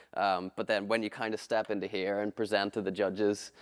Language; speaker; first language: English; native; English